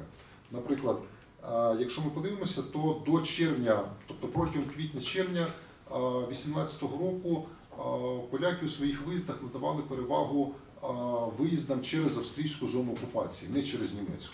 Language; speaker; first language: Ukrainian; native; Ukrainian